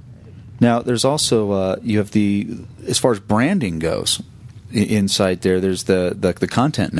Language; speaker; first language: English; native; English